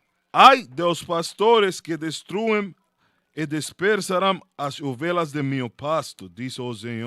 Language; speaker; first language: Portuguese; non-native, learner; Spanish